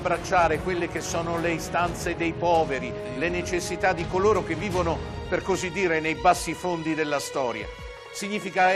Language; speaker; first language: Italian; native; Italian